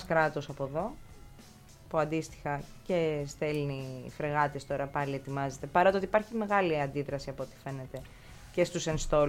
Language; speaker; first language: Greek; native; Greek